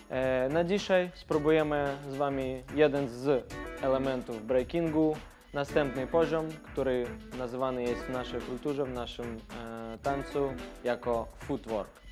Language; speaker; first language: Polish; non-native, fluent; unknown